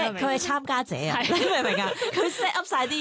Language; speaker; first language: Cantonese; native; Cantonese